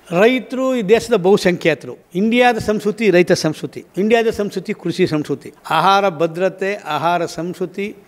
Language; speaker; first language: Kannada; native; Kannada